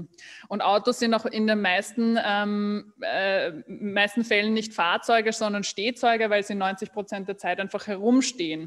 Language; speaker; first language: German; native; German